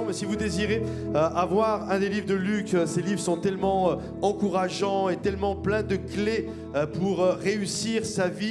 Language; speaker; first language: French; native; French